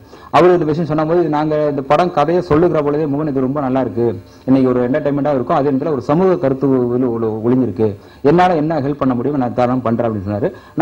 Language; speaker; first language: Tamil; native; Tamil